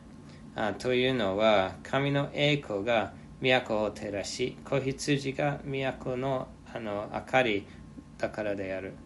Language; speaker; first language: Japanese; non-native, fluent; English